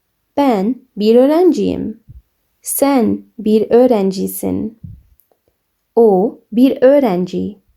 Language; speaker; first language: Turkish; non-native, fluent; English